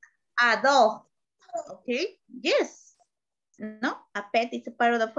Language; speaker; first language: English; non-native, learner; Spanish